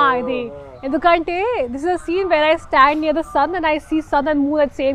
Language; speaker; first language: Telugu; non-native, fluent; Hindi